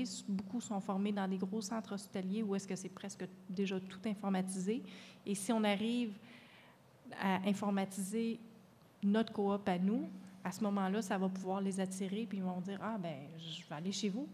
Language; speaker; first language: French; native; French